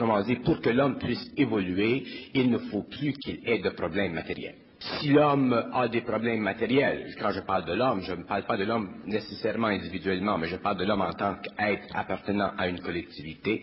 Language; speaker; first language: French; native; French